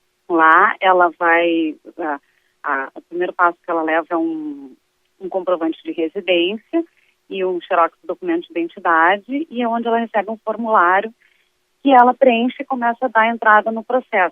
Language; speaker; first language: Portuguese; native; Portuguese